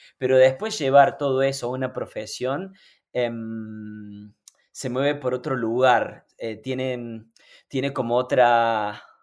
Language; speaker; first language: Spanish; native; Spanish